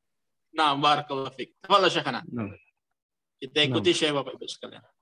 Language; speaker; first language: Arabic; non-native, learner; Indonesian